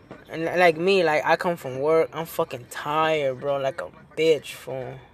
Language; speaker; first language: English; early bilingual, other home language; Spanish